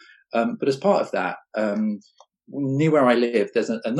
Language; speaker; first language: English; native; English